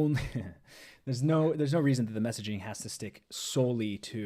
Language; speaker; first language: English; native; English